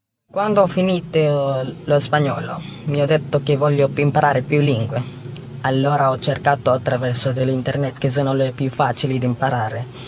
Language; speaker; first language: Italian; non-native, learner; Filipino